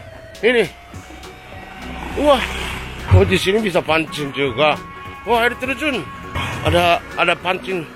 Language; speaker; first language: Indonesian; non-native, learner; Japanese